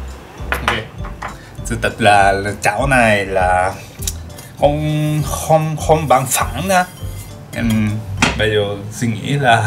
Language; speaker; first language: Vietnamese; non-native, learner; Japanese